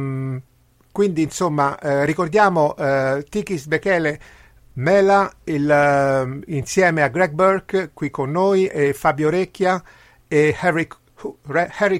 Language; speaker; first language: Italian; native; Italian